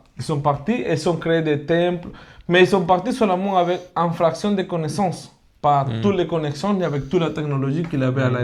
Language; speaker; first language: French; non-native, fluent; Spanish